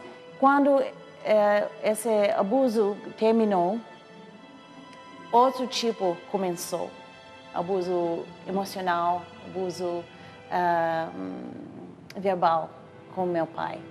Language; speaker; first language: Portuguese; non-native, learner; English